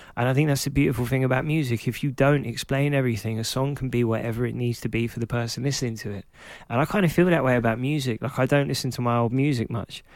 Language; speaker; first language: English; native; English